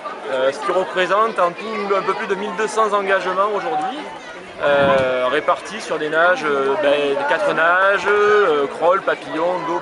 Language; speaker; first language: French; native; French